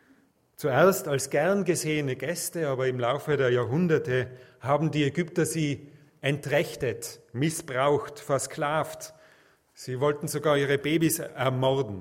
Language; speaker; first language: German; native; German